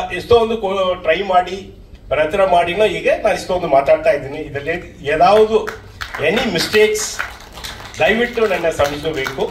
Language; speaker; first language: Kannada; non-native, learner; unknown